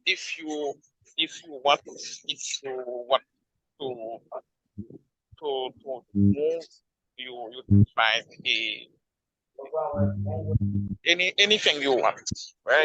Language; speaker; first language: English; non-native, learner; Haitian Creole